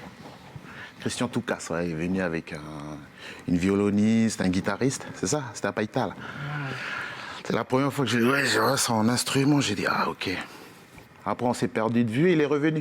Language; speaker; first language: French; native; French